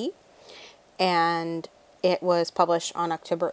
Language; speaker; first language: English; native; English